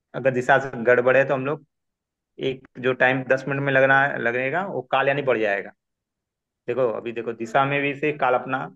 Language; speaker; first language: Hindi; non-native, local second language; Marathi